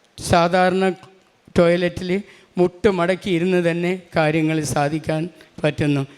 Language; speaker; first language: Malayalam; non-native, local second language; Tamil